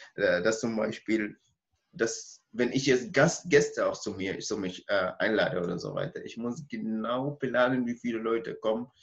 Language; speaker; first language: German; non-native, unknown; Arabic